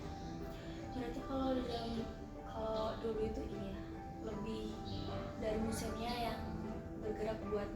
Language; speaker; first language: Indonesian; native; Indonesian